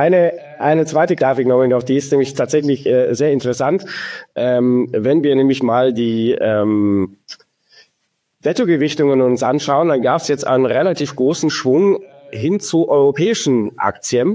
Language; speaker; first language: German; native; German